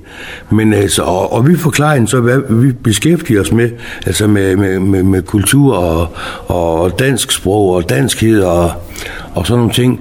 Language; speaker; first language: Danish; native; Danish